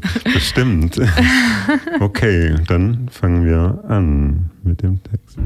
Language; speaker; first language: German; native; German